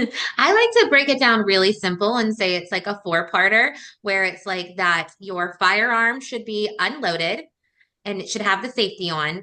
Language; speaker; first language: English; native; English